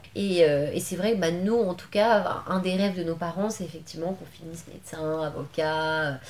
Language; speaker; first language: French; native; French